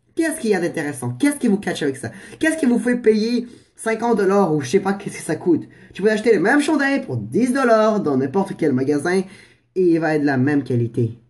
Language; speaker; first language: French; non-native, fluent; Russian